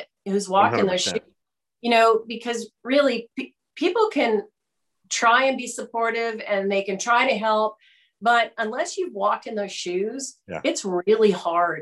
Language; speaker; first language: English; native; English